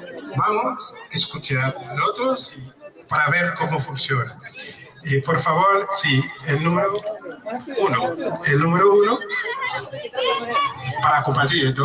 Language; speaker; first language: Spanish; non-native, fluent; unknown